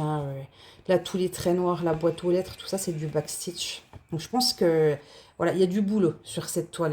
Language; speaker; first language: French; native; French